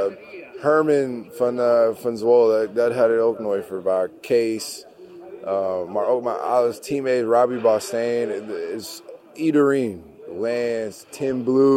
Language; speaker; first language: Dutch; non-native, learner; English